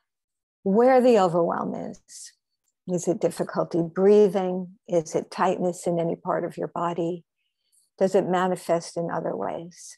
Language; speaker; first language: English; native; English